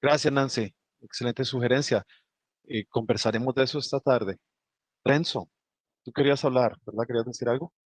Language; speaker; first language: Spanish; native; Spanish